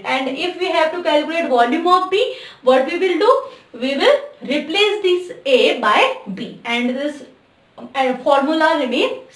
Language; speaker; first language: English; non-native, local second language; Hindi